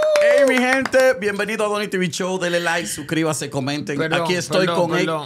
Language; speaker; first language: Spanish; native; Spanish